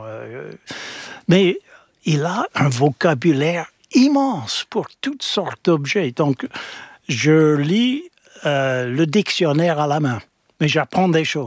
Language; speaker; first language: French; non-native, fluent; English